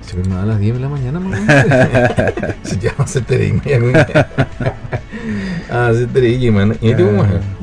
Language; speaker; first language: Spanish; native; Spanish